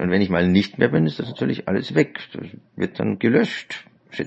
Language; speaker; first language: German; native; German